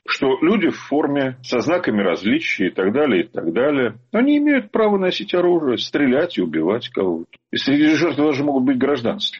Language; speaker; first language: Russian; native; Russian